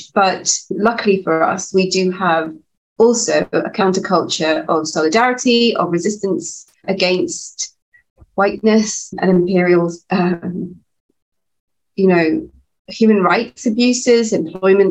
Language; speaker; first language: English; native; English